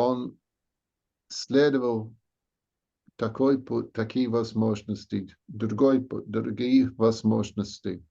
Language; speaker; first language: Russian; non-native, fluent; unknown